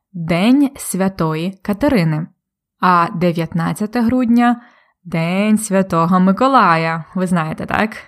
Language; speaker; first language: Ukrainian; native; Ukrainian